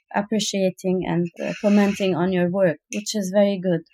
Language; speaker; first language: English; non-native, fluent; Arabic